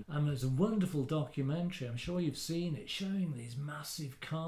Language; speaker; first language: English; native; English